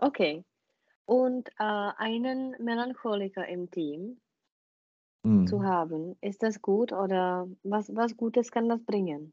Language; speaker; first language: German; non-native, fluent; Czech